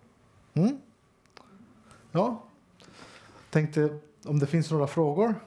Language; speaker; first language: Swedish; non-native, fluent; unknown